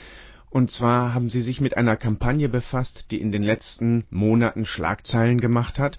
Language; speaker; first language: German; native; German